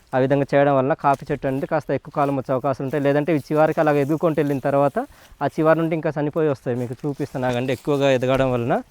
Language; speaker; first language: Telugu; non-native, local second language; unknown